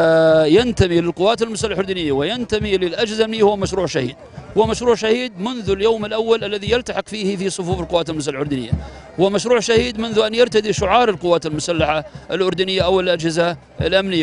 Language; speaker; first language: Arabic; native; Arabic